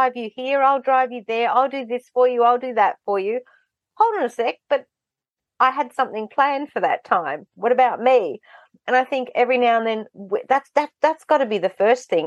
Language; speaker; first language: English; native; English